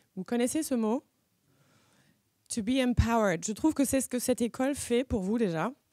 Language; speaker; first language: French; early bilingual, other home language; German